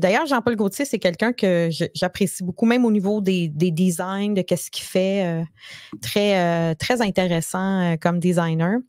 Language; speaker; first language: French; native; French